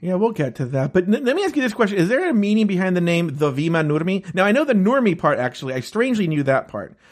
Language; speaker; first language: English; native; English